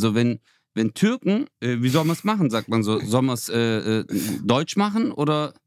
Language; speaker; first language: German; early bilingual, other home language; Turkish